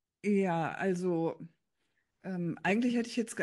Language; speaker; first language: German; native; German